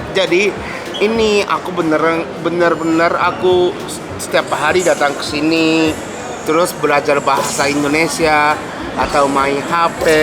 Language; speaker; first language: Indonesian; non-native, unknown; Japanese